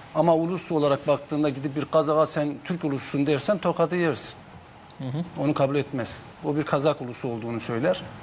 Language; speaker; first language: Turkish; non-native, local second language; Zaza